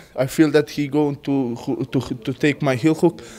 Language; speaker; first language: English; non-native, learner; Bosnian